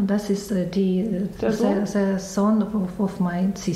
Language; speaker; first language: German; non-native, learner; Ukrainian